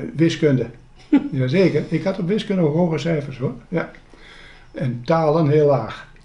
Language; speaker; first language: Dutch; native; Dutch